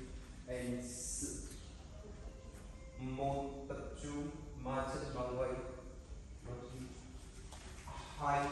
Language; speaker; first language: Vietnamese; non-native, learner; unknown